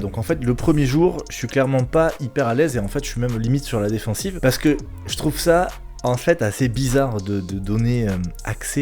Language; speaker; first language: French; native; French